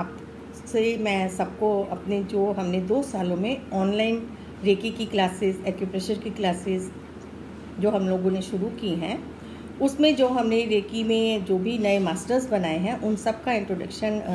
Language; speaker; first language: Hindi; native; Hindi